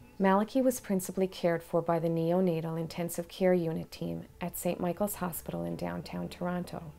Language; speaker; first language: English; native; English